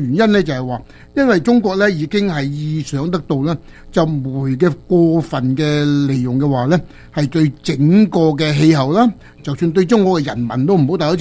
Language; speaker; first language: Chinese; native; Chinese